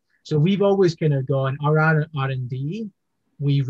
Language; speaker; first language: English; native; English